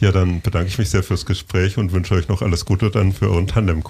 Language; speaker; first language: German; native; German